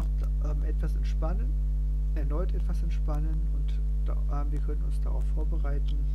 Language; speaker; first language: German; non-native, fluent; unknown